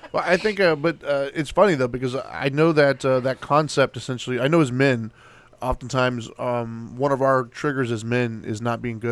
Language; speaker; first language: English; native; English